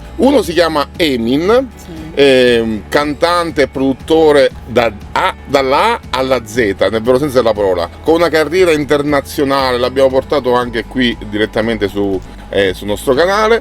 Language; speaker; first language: Italian; native; Italian